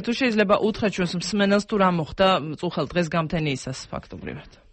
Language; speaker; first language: Georgian; native; Georgian